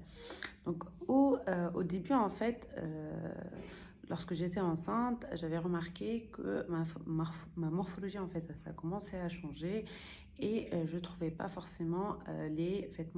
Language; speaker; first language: French; non-native, local second language; Arabic